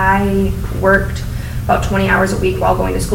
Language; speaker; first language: English; native; English